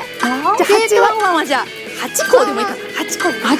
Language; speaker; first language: Japanese; native; Japanese